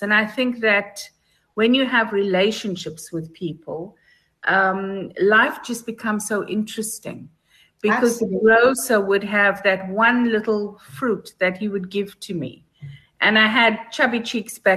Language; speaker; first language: English; native; English